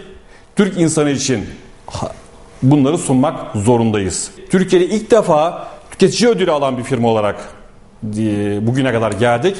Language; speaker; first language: Turkish; native; Turkish